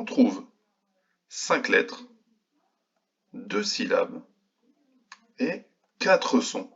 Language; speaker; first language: French; native; French